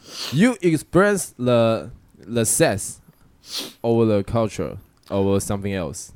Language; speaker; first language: English; non-native, learner; Chinese